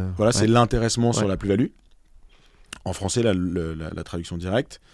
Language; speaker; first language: French; native; French